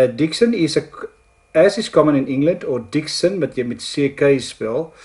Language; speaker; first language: English; non-native, local second language; Afrikaans